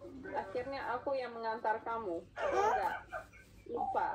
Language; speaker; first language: Indonesian; non-native, fluent; English